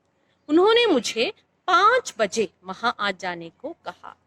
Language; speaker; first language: Hindi; non-native, fluent; Malayalam